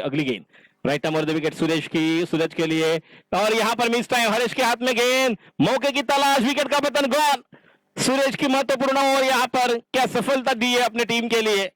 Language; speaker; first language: Hindi; non-native, local second language; Marathi